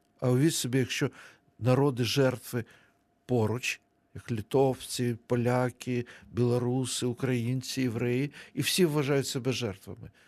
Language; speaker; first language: Ukrainian; non-native, local second language; Russian